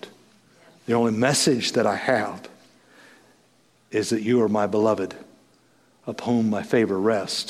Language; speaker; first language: English; native; English